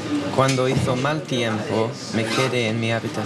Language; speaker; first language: Spanish; non-native, learner; English